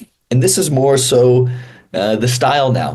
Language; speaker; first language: English; native; English